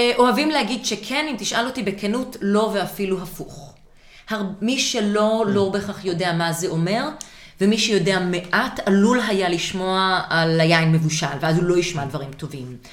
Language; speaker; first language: Hebrew; native; Hebrew